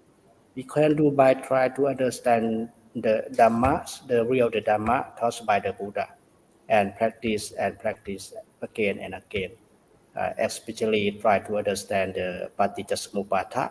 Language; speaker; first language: English; non-native, learner; Thai